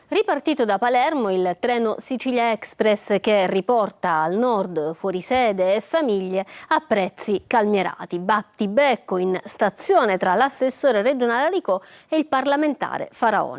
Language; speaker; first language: Italian; native; Italian